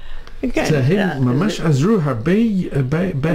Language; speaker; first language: Hebrew; non-native, learner; English